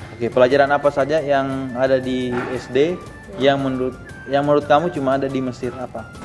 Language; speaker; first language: Indonesian; native; Indonesian